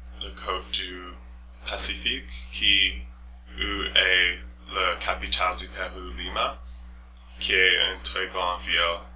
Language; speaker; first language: French; non-native, learner; English